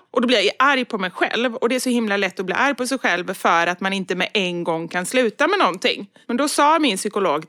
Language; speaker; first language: Swedish; native; Swedish